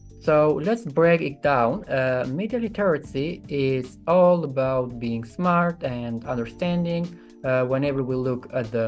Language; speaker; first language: English; non-native, fluent; Albanian